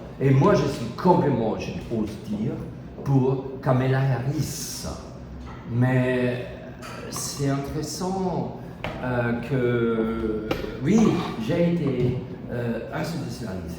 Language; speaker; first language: French; non-native, learner; German